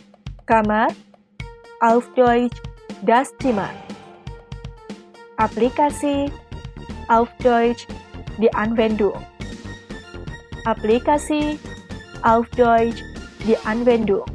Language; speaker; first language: German; non-native, fluent; Indonesian